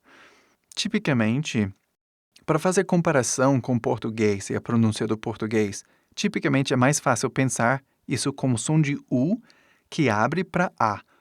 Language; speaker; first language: Portuguese; non-native, fluent; English